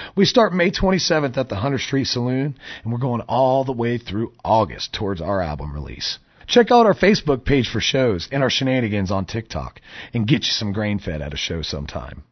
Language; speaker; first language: English; native; English